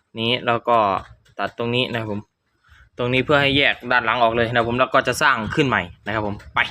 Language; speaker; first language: Thai; native; Thai